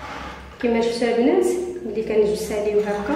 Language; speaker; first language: Arabic; native; Arabic